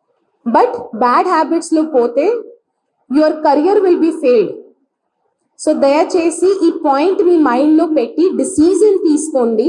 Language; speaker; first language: Telugu; non-native, fluent; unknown